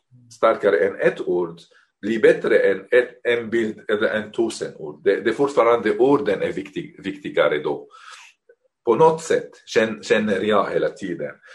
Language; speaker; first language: Swedish; non-native, fluent; Arabic